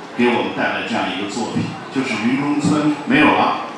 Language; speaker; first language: Chinese; native; Chinese